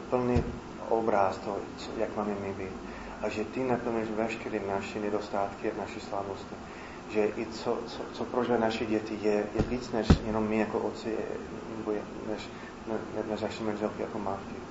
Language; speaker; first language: Czech; non-native, fluent; English